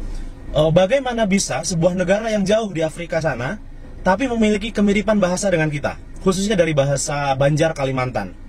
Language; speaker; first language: Indonesian; native; Indonesian